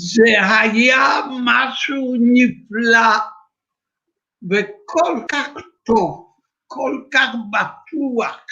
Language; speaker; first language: Hebrew; non-native, fluent; Polish